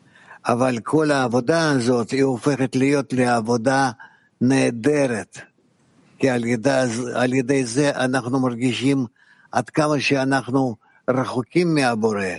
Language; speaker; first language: Hebrew; non-native, fluent; Russian